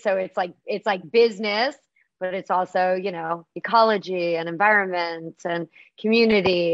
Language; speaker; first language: English; native; English